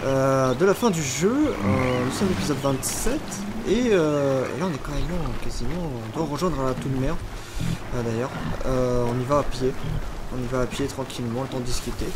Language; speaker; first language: French; native; French